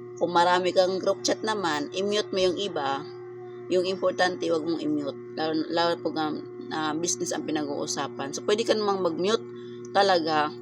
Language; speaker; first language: Filipino; non-native, local second language; Cebuano